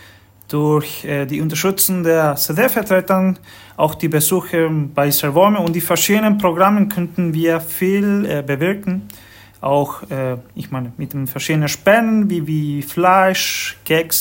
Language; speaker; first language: German; non-native, fluent; Spanish